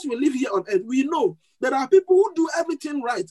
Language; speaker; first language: English; non-native, local second language; Akan